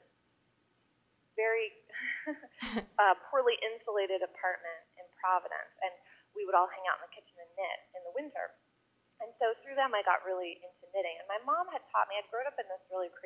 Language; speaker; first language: English; native; English